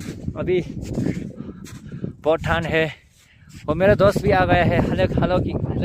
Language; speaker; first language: Hindi; non-native, fluent; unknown